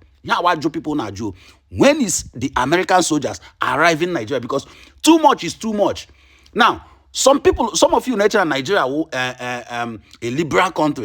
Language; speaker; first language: Nigerian Pidgin; non-native, local second language; Igbo